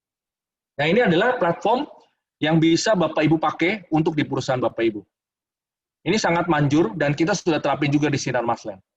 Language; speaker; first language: Indonesian; native; Indonesian